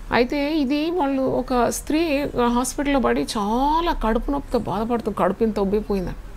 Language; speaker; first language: Telugu; non-native, fluent; Malayalam